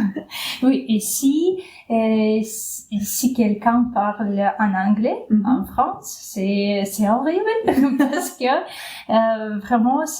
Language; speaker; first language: French; non-native, fluent; Ukrainian